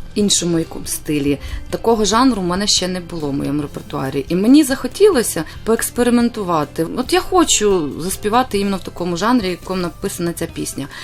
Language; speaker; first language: Ukrainian; native; Ukrainian